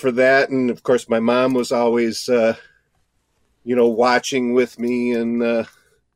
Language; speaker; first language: English; native; English